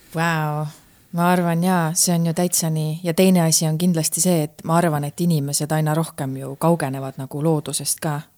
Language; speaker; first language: Estonian; native; Estonian